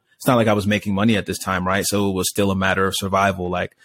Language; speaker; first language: English; native; English